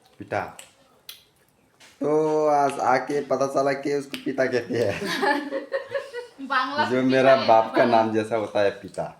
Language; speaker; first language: Hindi; non-native, local second language; Kok Borok